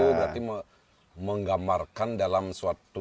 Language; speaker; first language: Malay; non-native, local second language; Balinese